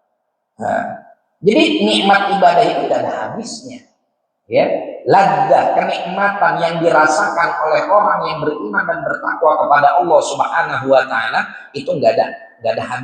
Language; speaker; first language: Indonesian; native; Indonesian